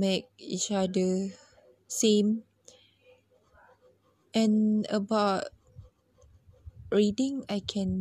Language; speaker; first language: English; non-native, learner; Malay